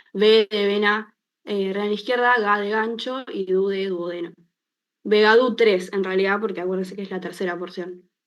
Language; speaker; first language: Spanish; native; Spanish